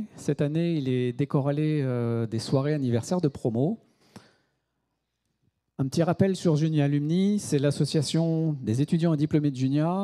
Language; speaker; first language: French; native; French